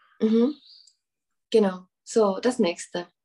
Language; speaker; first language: German; non-native, fluent; Czech